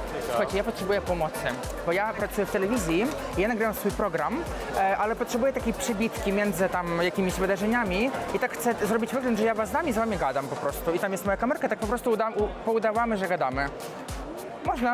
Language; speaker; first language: Polish; non-native, fluent; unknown